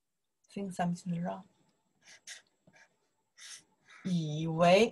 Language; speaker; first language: English; non-native, learner; Chinese